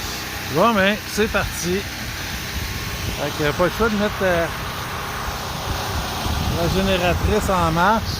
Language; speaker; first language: French; native; French